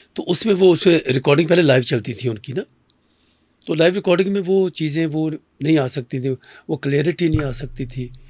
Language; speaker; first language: Urdu; native; Urdu